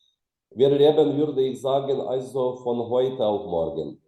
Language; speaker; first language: German; non-native, fluent; Ukrainian